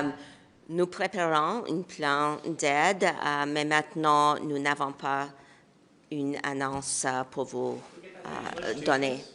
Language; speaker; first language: French; non-native, local second language; English